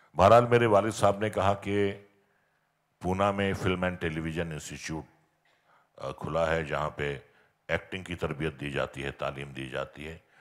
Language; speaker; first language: Hindi; native; Hindi